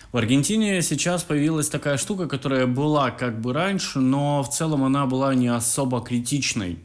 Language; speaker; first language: Russian; native; Russian